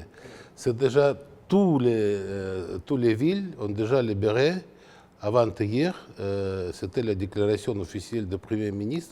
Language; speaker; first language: French; non-native, fluent; Russian